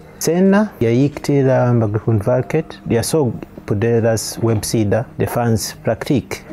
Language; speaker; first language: Swedish; non-native, learner; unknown